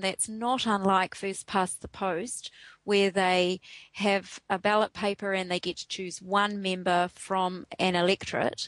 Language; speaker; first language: English; native; English